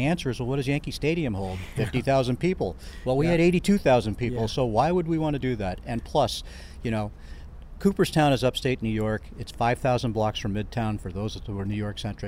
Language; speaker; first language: English; native; English